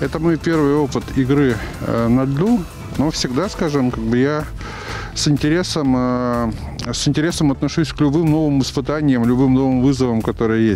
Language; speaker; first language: Russian; native; Russian